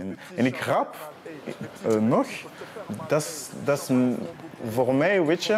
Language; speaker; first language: Dutch; non-native, learner; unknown